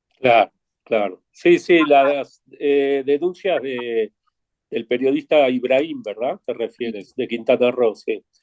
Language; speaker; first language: Spanish; native; Spanish